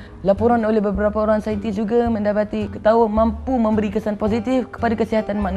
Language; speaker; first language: Malay; native; Malay